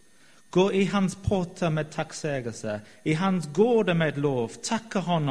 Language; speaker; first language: Swedish; non-native, fluent; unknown